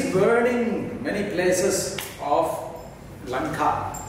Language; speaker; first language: English; non-native, local second language; Tamil